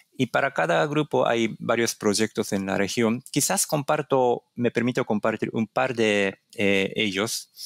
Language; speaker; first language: Spanish; non-native, fluent; Japanese